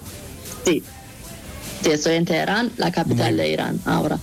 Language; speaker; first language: Spanish; non-native, fluent; Persian